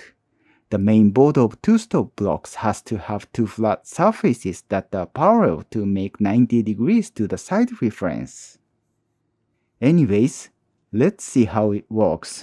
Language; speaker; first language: English; non-native, fluent; Japanese